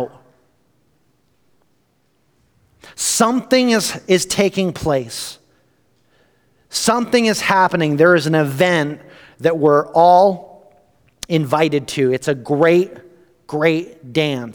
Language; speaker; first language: English; native; English